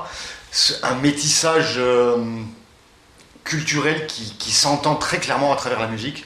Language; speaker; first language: French; native; French